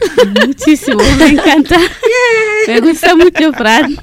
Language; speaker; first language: Spanish; non-native, learner; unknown